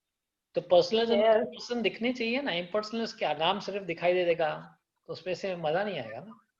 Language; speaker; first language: Hindi; native; Hindi